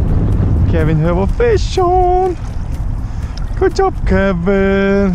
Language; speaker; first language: English; non-native, learner; Ukrainian